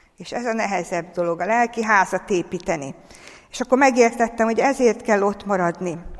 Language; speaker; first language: Hungarian; native; Hungarian